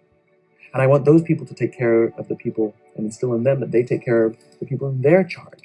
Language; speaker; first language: English; native; English